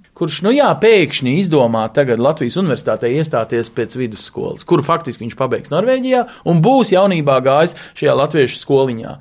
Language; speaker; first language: Latvian; native; Latvian